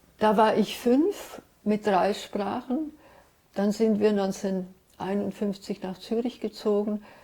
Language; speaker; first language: German; early bilingual, other home language; Hungarian